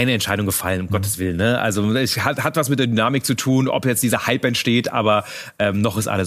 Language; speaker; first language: German; native; German